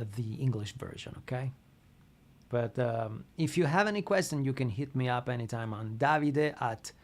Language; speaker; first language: English; non-native, fluent; Italian